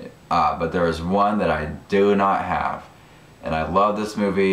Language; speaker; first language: English; native; English